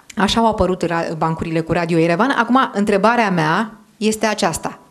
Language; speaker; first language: Romanian; native; Romanian